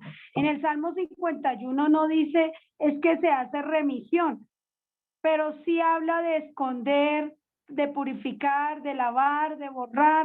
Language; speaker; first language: Spanish; native; Spanish